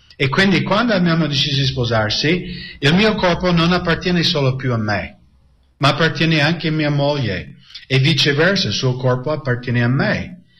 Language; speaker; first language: Italian; non-native, fluent; English